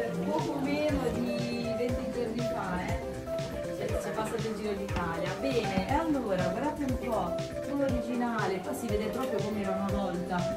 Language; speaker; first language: Italian; native; Italian